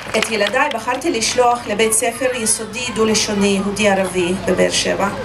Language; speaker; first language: Hebrew; non-native, fluent; Russian